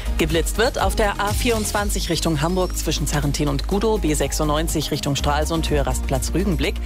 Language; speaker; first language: German; native; German